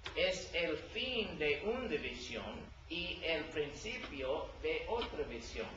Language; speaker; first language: Spanish; non-native, learner; English